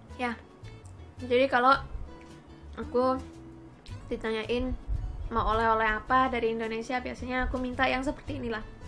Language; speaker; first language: Indonesian; non-native, fluent; Japanese